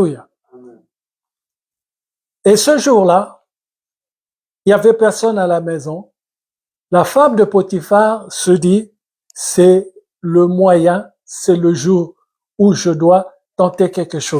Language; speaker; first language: French; non-native, local second language; Lingala